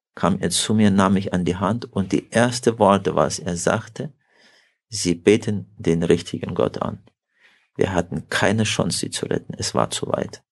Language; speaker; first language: German; early bilingual, heritage; Russian